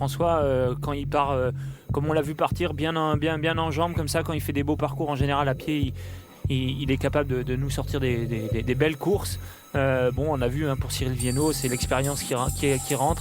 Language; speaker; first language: French; native; French